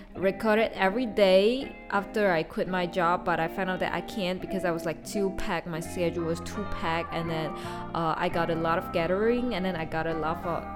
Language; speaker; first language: English; non-native, local second language; Chinese